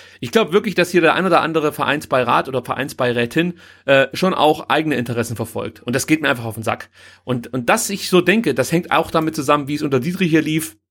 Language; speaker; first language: German; native; German